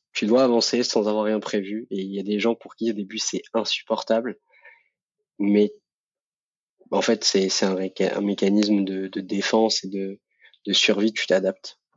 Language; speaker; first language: French; native; French